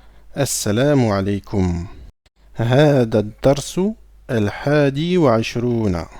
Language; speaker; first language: Arabic; non-native, fluent; French